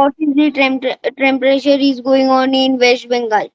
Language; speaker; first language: English; non-native, learner; Marathi